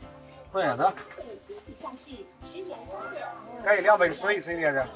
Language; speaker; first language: Chinese; native; Chinese